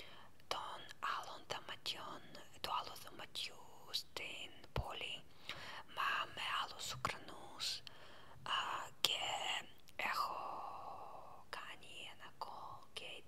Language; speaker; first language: Greek; non-native, learner; Ukrainian